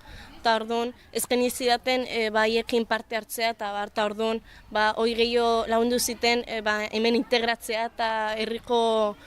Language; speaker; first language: Basque; early bilingual, other home language; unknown